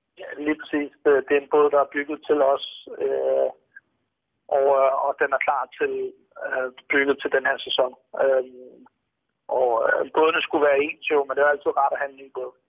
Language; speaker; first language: Danish; native; Danish